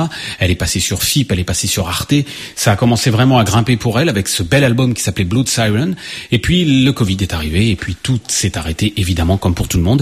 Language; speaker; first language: French; native; French